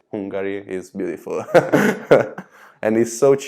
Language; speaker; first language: English; non-native, learner; Italian